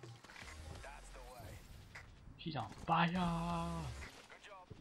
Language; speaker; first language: English; native; English